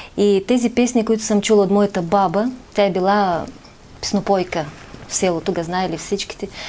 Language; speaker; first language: Bulgarian; early bilingual, heritage; Bulgarian